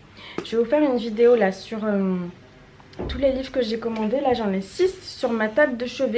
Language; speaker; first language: French; native; French